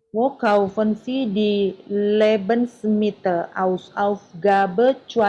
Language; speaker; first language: German; non-native, fluent; Indonesian